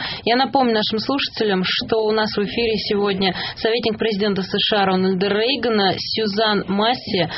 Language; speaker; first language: Russian; native; Russian